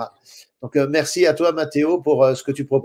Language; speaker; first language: French; native; French